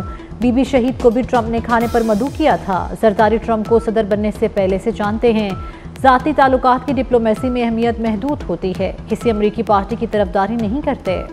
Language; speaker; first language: Urdu; native; Urdu